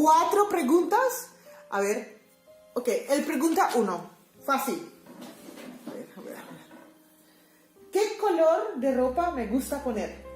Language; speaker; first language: Spanish; non-native, fluent; Papiamento